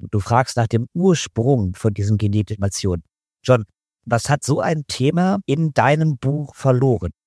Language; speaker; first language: German; native; German